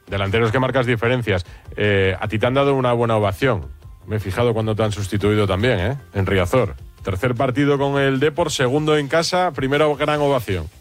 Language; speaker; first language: Spanish; native; Spanish